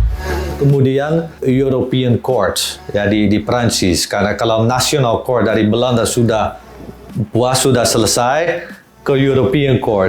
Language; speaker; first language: Indonesian; non-native, learner; Dutch